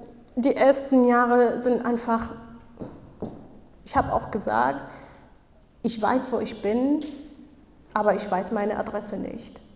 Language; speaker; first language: German; non-native, fluent; Kurdish